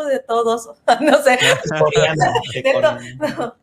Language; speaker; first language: Spanish; non-native, learner; English